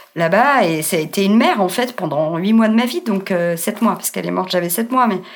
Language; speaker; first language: French; native; French